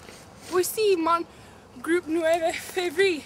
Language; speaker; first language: French; non-native, learner; English